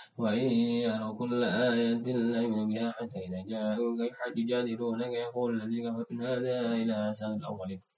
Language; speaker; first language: Arabic; non-native, learner; Indonesian